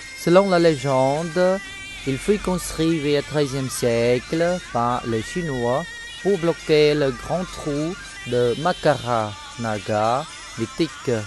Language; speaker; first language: French; non-native, fluent; Khmer